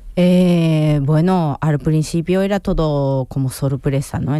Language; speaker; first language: Spanish; non-native, fluent; Japanese